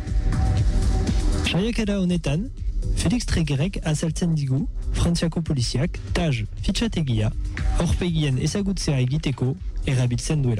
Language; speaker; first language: Basque; non-native, local second language; French